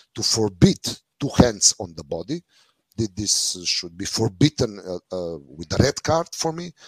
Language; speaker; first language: English; non-native, fluent; Slovenian